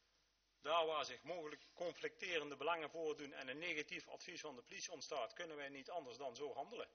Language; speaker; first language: Dutch; native; Dutch